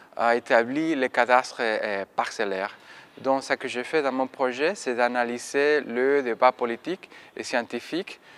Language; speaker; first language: French; non-native, fluent; Spanish